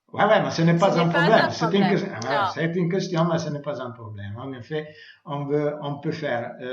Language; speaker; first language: French; non-native, learner; Italian